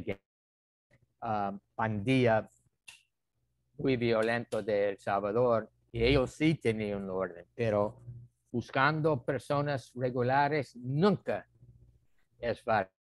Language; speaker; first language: Spanish; non-native, fluent; English